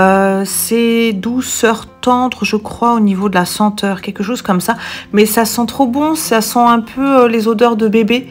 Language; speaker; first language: French; native; French